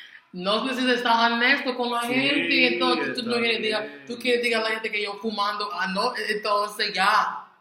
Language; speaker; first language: Spanish; non-native, learner; English